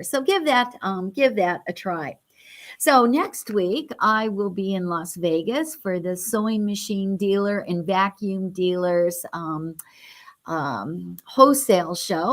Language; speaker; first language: English; native; English